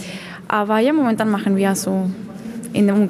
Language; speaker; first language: German; non-native, fluent; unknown